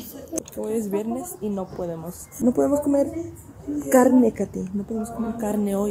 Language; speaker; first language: Spanish; early bilingual, heritage; Spanish